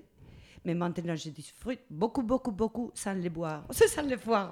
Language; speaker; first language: French; non-native, learner; Spanish